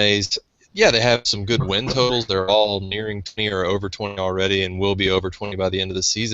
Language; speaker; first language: English; native; English